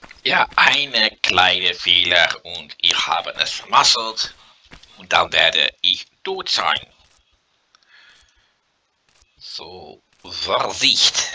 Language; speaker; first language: German; non-native, learner; Dutch